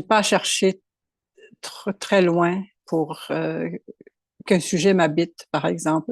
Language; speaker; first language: French; native; French